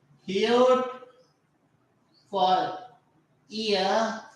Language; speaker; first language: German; non-native, learner; Hindi